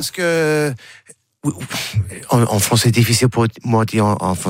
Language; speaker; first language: French; non-native, learner; English